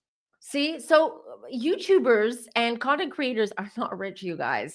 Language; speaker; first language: English; native; English